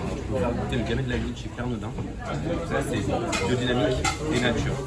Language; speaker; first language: French; native; French